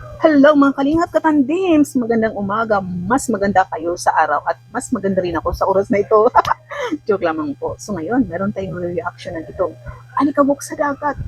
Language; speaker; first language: Filipino; non-native, local second language; Cebuano